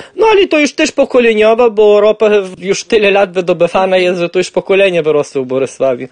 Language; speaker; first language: Polish; early bilingual, heritage; Polish